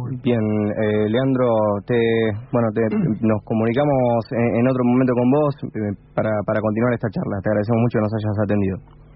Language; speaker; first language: Spanish; native; Spanish